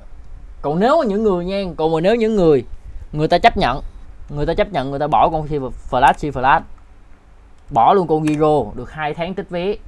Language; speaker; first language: Vietnamese; native; Vietnamese